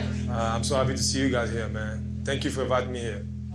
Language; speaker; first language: English; non-native, fluent; Lingala